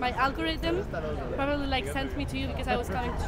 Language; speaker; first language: English; non-native, fluent; Spanish